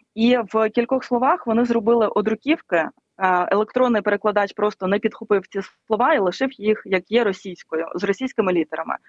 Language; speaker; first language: Ukrainian; native; Ukrainian